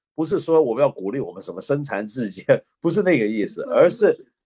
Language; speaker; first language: Chinese; non-native, local second language; Cantonese